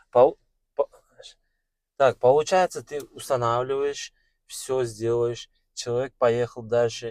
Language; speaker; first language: Russian; non-native, learner; Kyrgyz